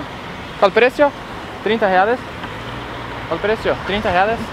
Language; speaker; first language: Spanish; non-native, learner; Portuguese